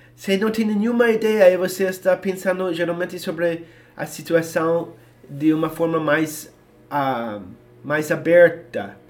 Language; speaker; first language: Portuguese; non-native, fluent; English